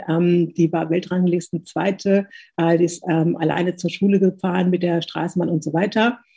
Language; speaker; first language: German; early bilingual, other home language; Tigrinya